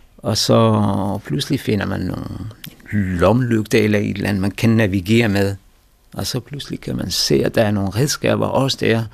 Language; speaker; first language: Danish; non-native, fluent; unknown